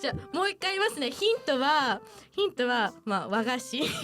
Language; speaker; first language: Japanese; non-native, fluent; English